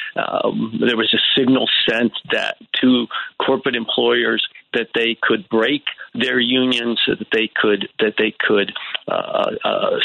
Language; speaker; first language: English; native; English